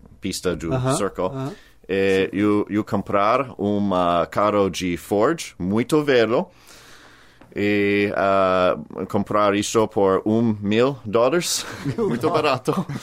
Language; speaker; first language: Portuguese; non-native, learner; English